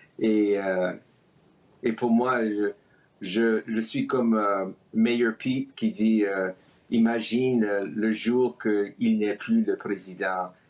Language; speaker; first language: French; early bilingual, heritage; French